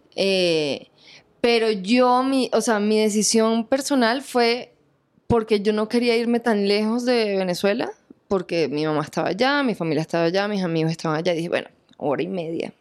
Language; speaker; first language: Spanish; native; Spanish